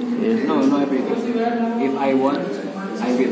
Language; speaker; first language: English; non-native, learner; Indonesian